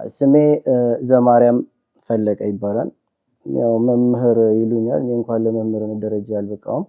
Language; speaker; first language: Amharic; native; Amharic